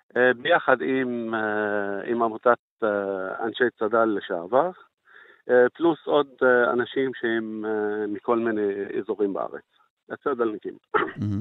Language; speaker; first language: Hebrew; non-native, fluent; Arabic